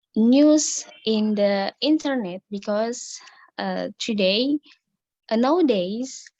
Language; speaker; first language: English; non-native, learner; Indonesian